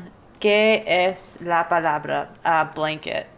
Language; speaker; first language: Spanish; non-native, learner; English